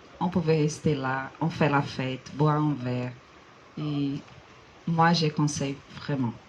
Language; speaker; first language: French; non-native, fluent; Portuguese